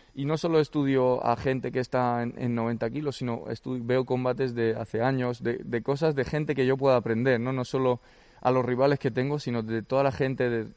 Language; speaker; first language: Spanish; early bilingual, other home language; Georgian